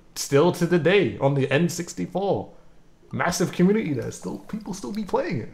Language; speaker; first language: English; native; English